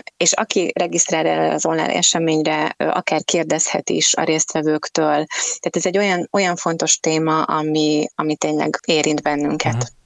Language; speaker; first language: Hungarian; native; Hungarian